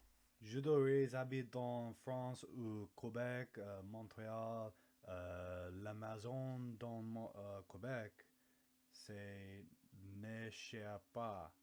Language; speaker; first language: French; non-native, learner; English